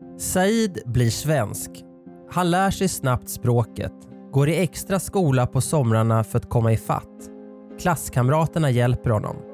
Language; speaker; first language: Swedish; native; Swedish